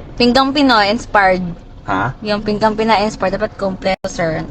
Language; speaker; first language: Filipino; non-native, local second language; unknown